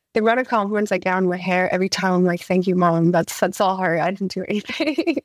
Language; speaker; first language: English; early bilingual, other home language; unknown